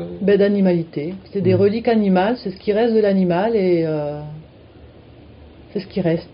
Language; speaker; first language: French; native; French